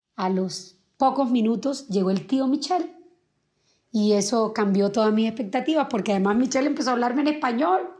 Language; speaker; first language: Spanish; native; Spanish